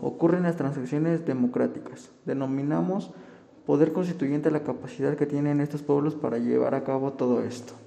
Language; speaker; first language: Spanish; native; Spanish